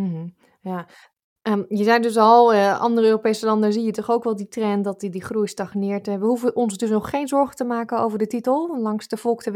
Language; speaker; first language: Dutch; native; Dutch